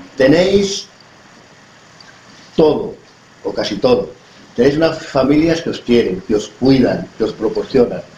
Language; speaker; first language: Spanish; native; Spanish